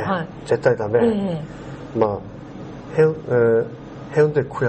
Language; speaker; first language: Japanese; non-native, learner; Korean